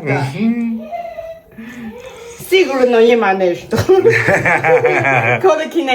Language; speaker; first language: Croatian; non-native, learner; Chinese